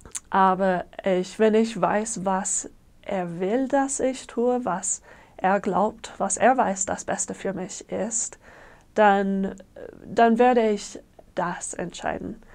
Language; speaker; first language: German; non-native, fluent; English